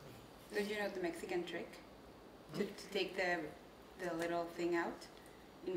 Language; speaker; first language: English; non-native, fluent; Spanish